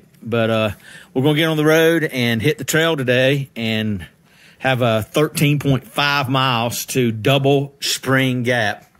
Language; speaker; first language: English; native; English